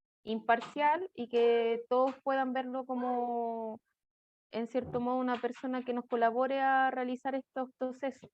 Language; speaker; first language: Spanish; native; Spanish